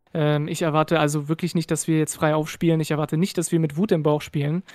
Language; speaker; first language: German; non-native, fluent; French